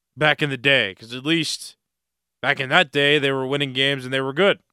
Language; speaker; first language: English; native; English